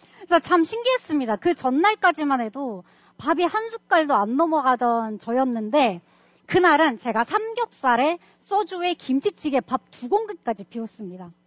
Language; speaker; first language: Korean; non-native, fluent; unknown